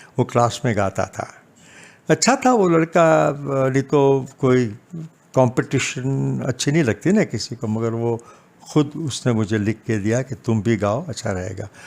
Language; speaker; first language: Hindi; non-native, local second language; Gujarati